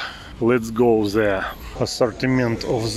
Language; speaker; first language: English; non-native, learner; Russian